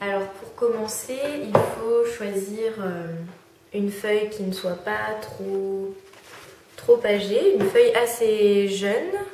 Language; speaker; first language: French; native; French